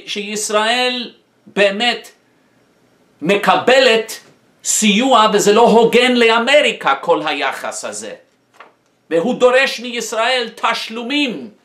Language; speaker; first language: Hebrew; non-native, fluent; English